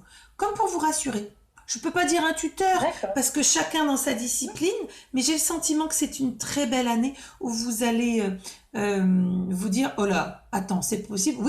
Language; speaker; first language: French; native; French